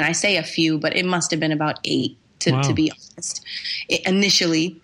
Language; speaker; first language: English; native; English